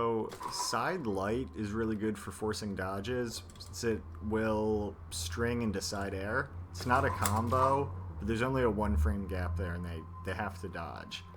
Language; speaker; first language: English; native; English